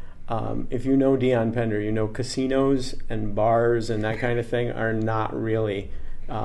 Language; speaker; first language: English; native; English